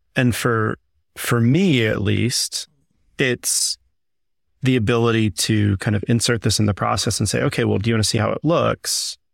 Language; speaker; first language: English; native; English